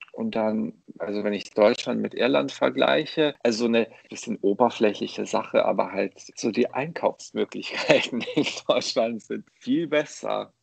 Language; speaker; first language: German; non-native, fluent; Bosnian